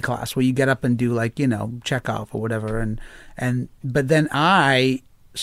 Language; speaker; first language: English; native; English